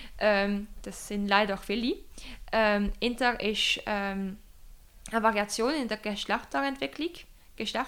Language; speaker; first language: German; non-native, local second language; French